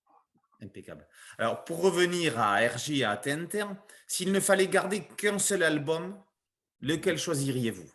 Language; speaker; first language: French; native; French